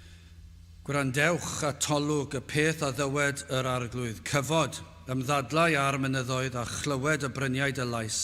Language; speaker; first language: Welsh; native; Welsh